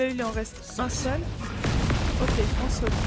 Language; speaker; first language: French; native; French